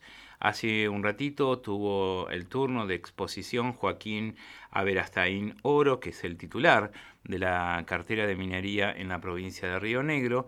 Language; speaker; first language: Spanish; native; Spanish